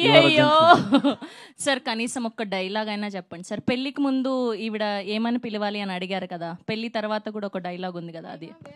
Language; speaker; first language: Telugu; native; Telugu